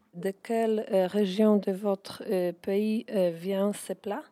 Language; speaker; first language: French; non-native, learner; Polish